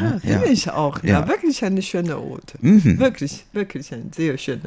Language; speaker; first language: German; non-native, fluent; Chinese